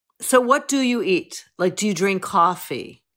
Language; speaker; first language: English; native; English